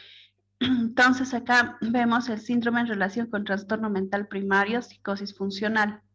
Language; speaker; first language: Spanish; native; Spanish